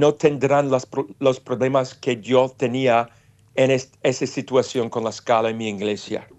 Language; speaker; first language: Spanish; non-native, fluent; English